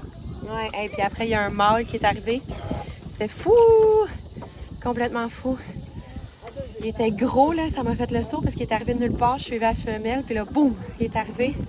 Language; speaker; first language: French; native; French